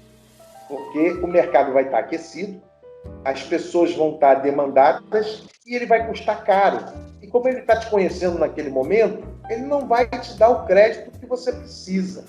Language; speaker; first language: Portuguese; native; Portuguese